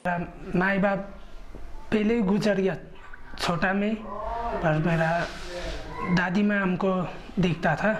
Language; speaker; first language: Hindi; non-native, local second language; Khasi